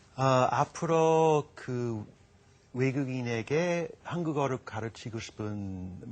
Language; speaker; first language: Korean; non-native, fluent; English